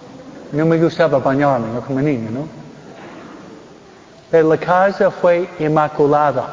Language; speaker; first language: Spanish; non-native, fluent; English